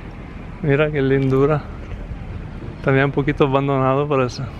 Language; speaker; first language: Spanish; non-native, fluent; Italian